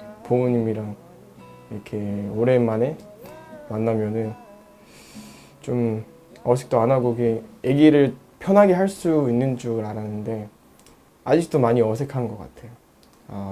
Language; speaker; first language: Korean; non-native, fluent; Nepali